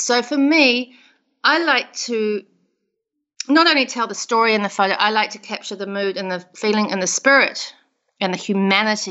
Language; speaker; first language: English; native; English